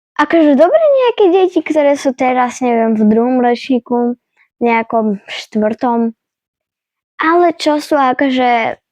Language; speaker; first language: Slovak; early bilingual, other home language; Ukrainian